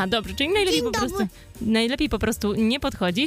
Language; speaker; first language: Polish; native; Polish